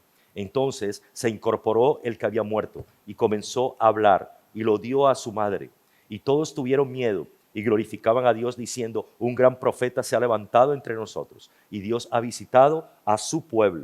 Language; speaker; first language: Spanish; native; Spanish